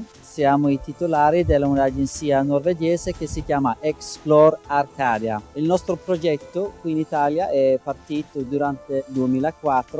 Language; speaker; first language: Italian; non-native, fluent; Norwegian